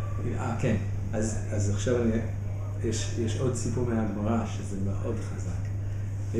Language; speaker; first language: Hebrew; non-native, fluent; English